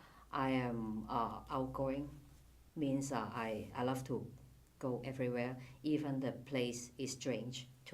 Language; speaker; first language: English; non-native, fluent; Cantonese